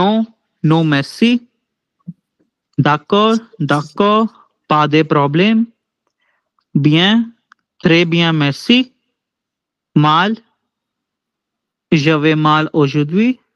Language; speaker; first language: French; non-native, learner; Hindi